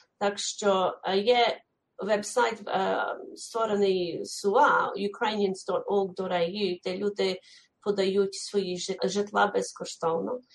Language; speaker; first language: Ukrainian; early bilingual, heritage; Ukrainian